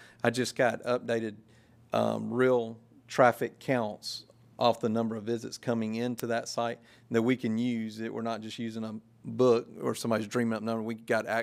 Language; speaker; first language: English; native; English